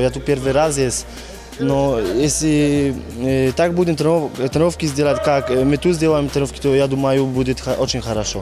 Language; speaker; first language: Russian; non-native, learner; Polish